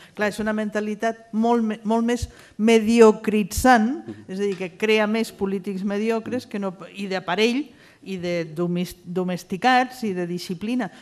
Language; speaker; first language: Catalan; non-native, fluent; Spanish